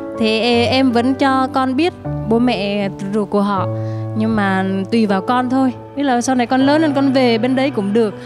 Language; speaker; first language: Vietnamese; non-native, local second language; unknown